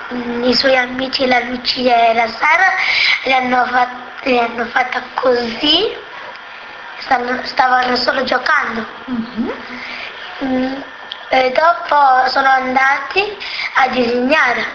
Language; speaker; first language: Italian; non-native, local second language; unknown